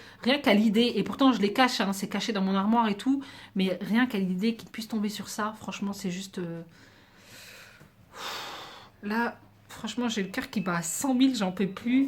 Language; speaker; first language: French; native; French